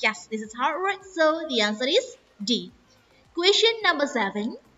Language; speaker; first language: English; non-native, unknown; Indonesian